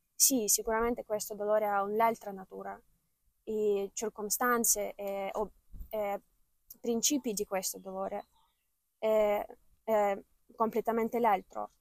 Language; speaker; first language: Italian; non-native, fluent; Ukrainian